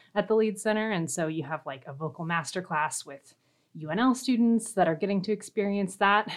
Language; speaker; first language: English; native; English